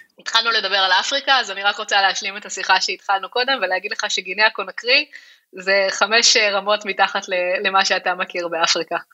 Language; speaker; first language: Hebrew; native; Hebrew